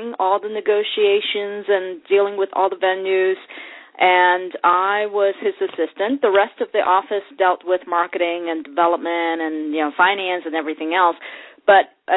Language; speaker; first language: English; non-native, local second language; Cantonese